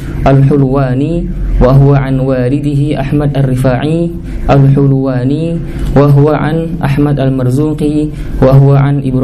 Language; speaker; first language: Arabic; non-native, fluent; Indonesian